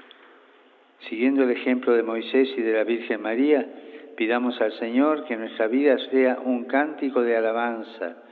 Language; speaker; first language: Spanish; native; Spanish